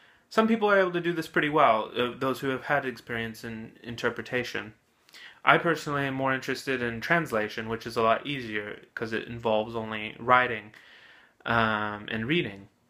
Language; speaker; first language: English; native; English